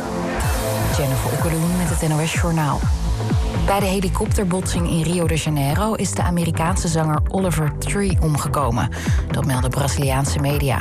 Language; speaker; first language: Dutch; native; Dutch